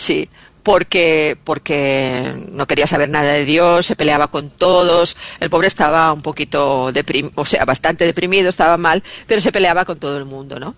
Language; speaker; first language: Spanish; native; Spanish